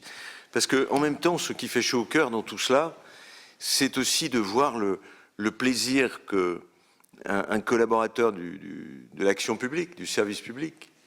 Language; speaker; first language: French; native; French